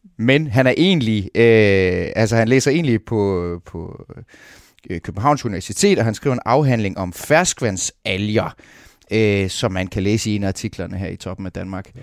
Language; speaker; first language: Danish; native; Danish